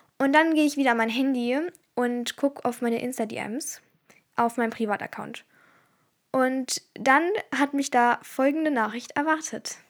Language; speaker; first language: German; early bilingual, other home language; Turkish